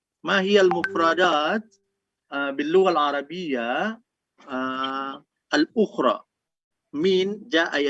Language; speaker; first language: Arabic; non-native, fluent; Indonesian